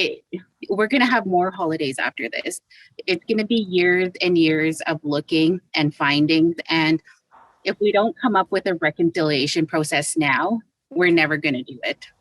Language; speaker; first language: English; native; English